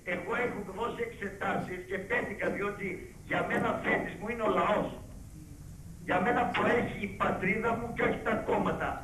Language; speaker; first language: Greek; native; Greek